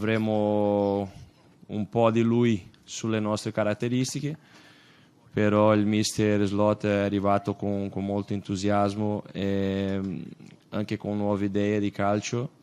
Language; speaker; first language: Italian; non-native, fluent; Portuguese